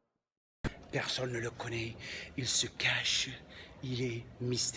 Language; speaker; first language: French; non-native, local second language; Arabic